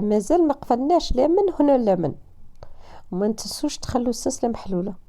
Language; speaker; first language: Arabic; native; Arabic